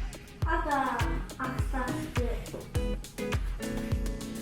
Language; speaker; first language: Japanese; early bilingual, heritage; Japanese